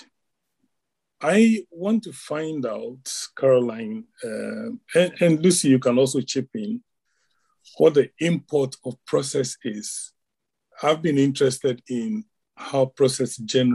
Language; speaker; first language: English; non-native, local second language; Ewe